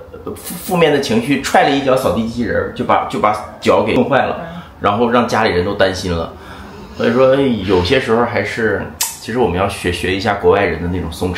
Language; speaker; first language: Chinese; native; Chinese